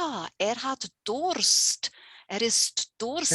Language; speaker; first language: German; non-native, fluent; English